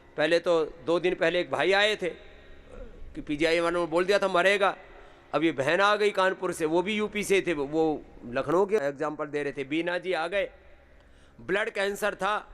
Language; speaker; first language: Hindi; native; Hindi